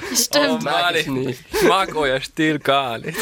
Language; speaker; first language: German; non-native, fluent; Finnish